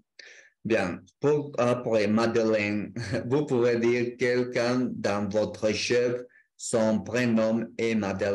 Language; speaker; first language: French; non-native, learner; Spanish